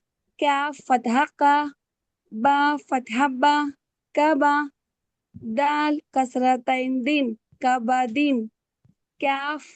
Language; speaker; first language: Arabic; non-native, learner; Telugu